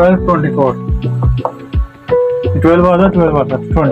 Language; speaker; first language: Arabic; non-native, learner; Hindi